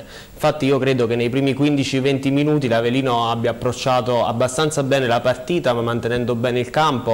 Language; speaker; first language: Italian; native; Italian